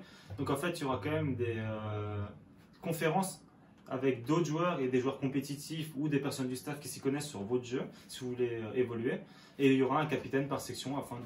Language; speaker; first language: French; native; French